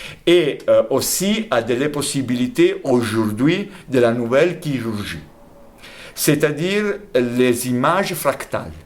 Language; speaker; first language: French; non-native, fluent; Italian